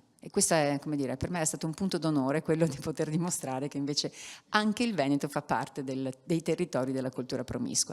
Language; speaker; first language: Italian; native; Italian